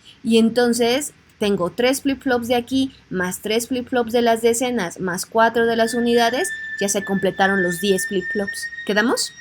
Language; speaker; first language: Spanish; native; Spanish